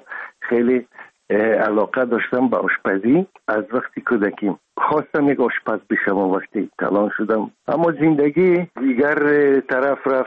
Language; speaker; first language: Persian; non-native, local second language; Russian